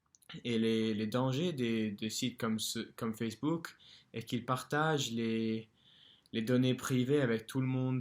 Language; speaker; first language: French; non-native, fluent; English